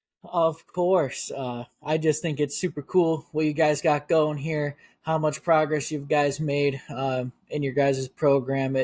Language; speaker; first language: English; native; English